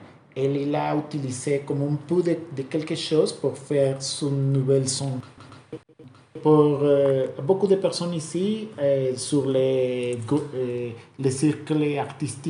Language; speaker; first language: French; non-native, learner; Spanish